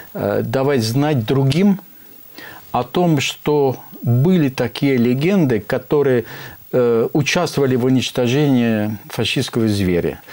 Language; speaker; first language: Russian; non-native, fluent; French